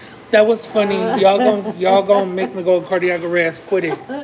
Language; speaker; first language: English; early bilingual, other home language; Spanish